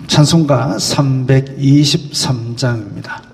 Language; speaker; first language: Korean; native; Korean